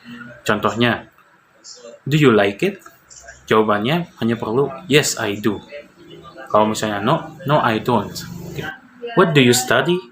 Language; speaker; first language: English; non-native, learner; Indonesian